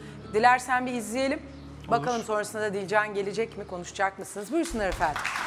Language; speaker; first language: Turkish; native; Turkish